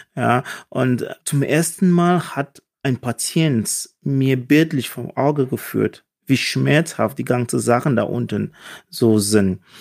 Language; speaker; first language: German; non-native, fluent; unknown